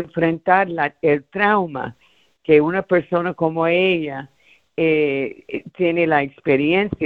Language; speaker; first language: Spanish; early bilingual, heritage; Spanish